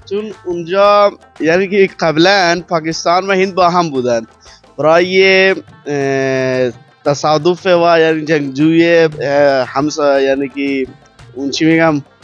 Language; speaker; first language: Persian; non-native, learner; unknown